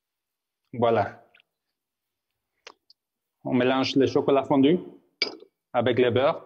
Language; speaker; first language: French; non-native, fluent; Spanish